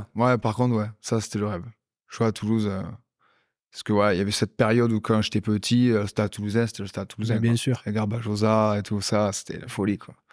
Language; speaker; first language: French; native; French